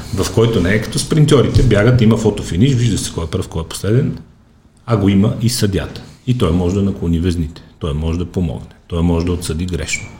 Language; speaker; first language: Bulgarian; native; Bulgarian